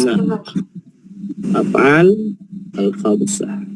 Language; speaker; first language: Arabic; non-native, fluent; Indonesian